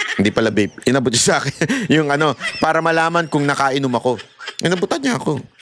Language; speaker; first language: Filipino; native; Filipino